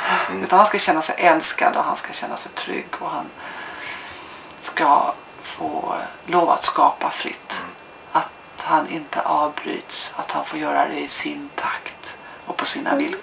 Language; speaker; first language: Swedish; native; Swedish